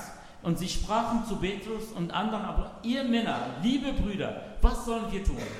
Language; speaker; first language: German; non-native, fluent; Arabic